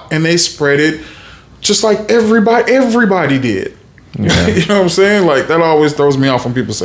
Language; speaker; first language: English; native; English